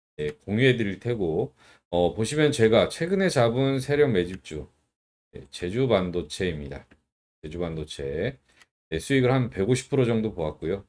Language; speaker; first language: Korean; native; Korean